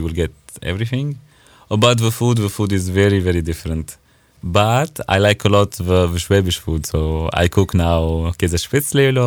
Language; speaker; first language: English; non-native, fluent; Arabic